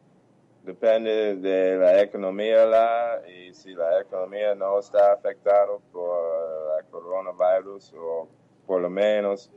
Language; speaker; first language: Portuguese; non-native, fluent; English